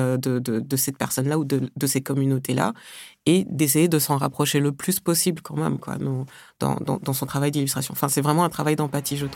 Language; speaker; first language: French; early bilingual, other home language; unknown